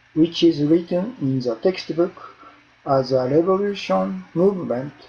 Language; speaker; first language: English; non-native, learner; Japanese